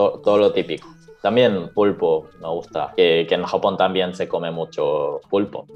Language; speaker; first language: Spanish; non-native, fluent; Japanese